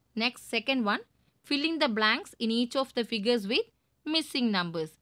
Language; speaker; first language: English; non-native, local second language; Tamil